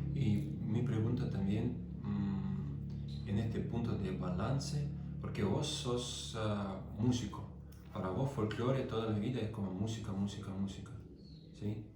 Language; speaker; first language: Spanish; non-native, fluent; Russian